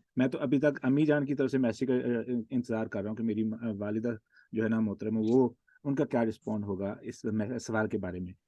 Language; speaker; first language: Urdu; non-native, local second language; Punjabi